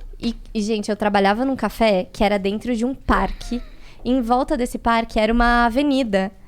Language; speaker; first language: Portuguese; native; Portuguese